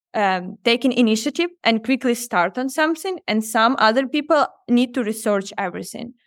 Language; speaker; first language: English; non-native, fluent; Ukrainian